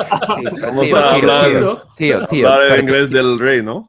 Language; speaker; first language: Spanish; non-native, fluent; English